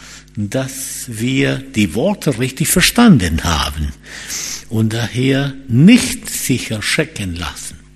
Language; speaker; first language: German; non-native, fluent; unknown